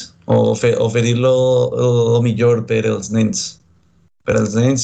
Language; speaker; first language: Catalan; non-native, fluent; Spanish